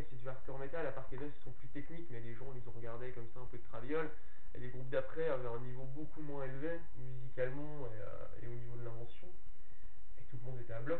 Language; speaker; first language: French; native; French